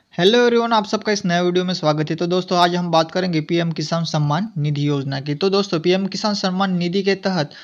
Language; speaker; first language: Hindi; non-native, local second language; Marathi